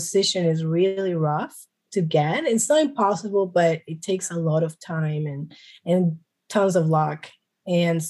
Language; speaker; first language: English; native; English